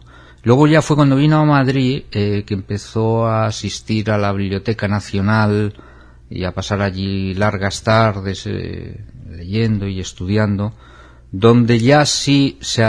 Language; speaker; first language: Spanish; native; Spanish